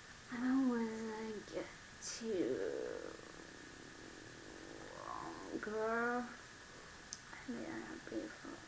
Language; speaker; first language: English; non-native, learner; Vietnamese